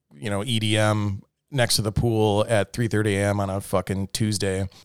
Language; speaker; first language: English; native; English